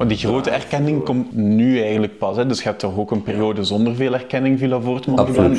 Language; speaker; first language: Dutch; native; Dutch